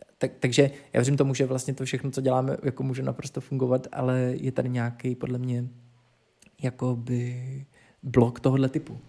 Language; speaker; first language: Czech; native; Czech